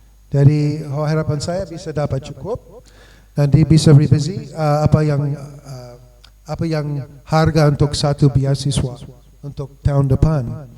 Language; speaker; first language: Indonesian; non-native, fluent; English